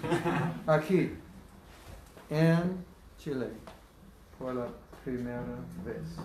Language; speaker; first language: Spanish; non-native, learner; English